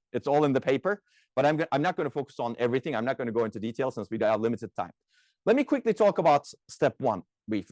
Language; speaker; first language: English; non-native, fluent; Turkish